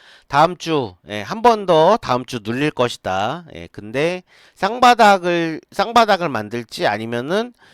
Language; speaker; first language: Korean; native; Korean